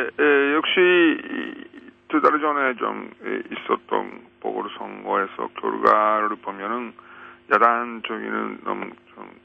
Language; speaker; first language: Korean; non-native, fluent; Japanese